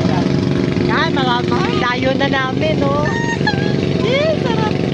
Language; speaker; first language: Filipino; native; Filipino